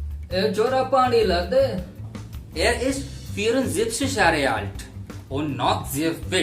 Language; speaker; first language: German; non-native, fluent; Hindi